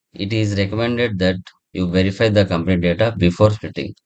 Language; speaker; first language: English; non-native, local second language; Telugu